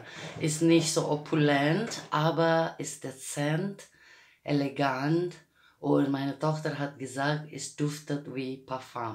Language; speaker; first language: German; non-native, learner; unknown